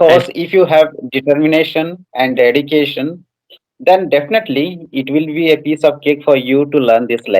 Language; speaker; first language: English; non-native, fluent; Odia